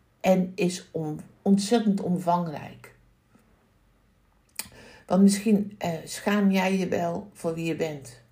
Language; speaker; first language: Dutch; native; Dutch